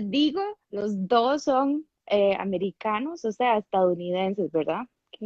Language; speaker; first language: Spanish; native; Spanish